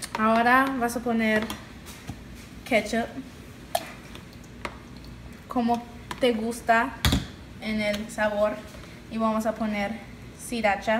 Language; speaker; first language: Spanish; non-native, learner; English